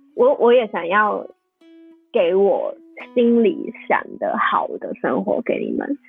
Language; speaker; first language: Chinese; non-native, fluent; Cantonese